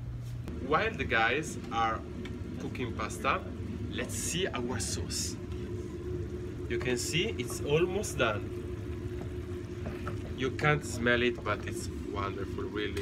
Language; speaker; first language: English; non-native, learner; Italian